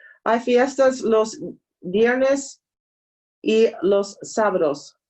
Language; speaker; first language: Spanish; non-native, learner; English